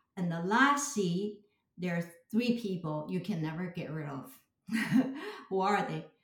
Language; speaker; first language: English; non-native, fluent; Chinese